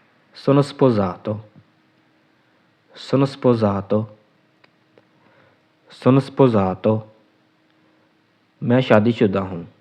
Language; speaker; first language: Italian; non-native, learner; Urdu